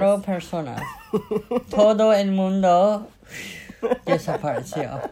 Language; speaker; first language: Spanish; non-native, fluent; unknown